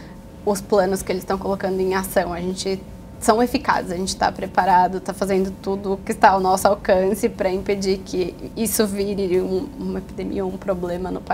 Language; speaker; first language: Portuguese; native; Portuguese